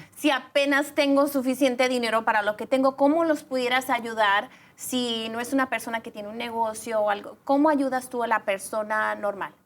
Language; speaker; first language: Spanish; early bilingual, other home language; English